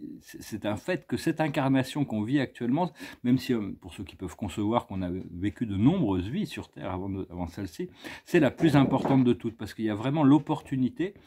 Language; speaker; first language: French; native; French